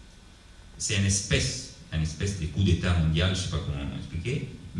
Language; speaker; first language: French; non-native, learner; Italian